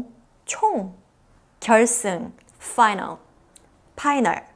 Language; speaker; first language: Korean; native; Korean